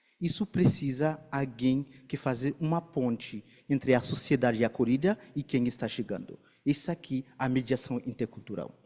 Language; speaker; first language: Portuguese; non-native, fluent; Haitian Creole